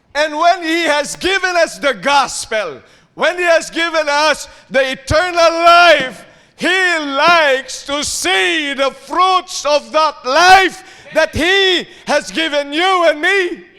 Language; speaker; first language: English; non-native, local second language; Filipino